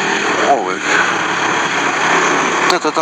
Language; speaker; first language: French; native; French